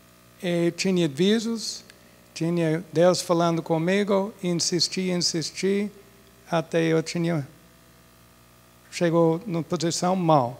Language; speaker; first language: Portuguese; non-native, fluent; English